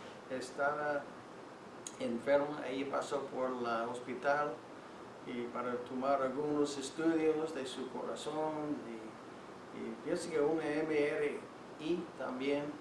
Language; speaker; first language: Spanish; non-native, fluent; English